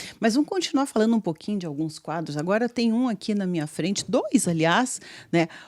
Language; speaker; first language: Portuguese; native; Portuguese